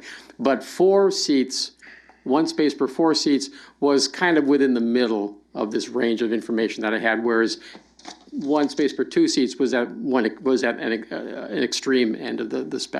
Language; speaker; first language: English; native; English